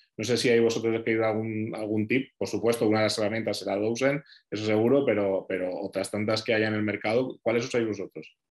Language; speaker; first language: Spanish; native; Spanish